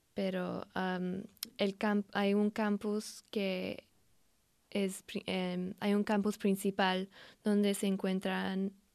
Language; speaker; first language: Spanish; non-native, fluent; English